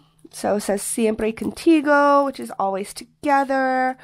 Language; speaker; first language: English; native; English